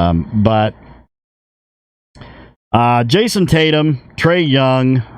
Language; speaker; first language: English; native; English